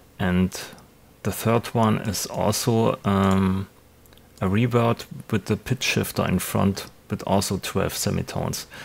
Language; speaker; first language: English; non-native, fluent; German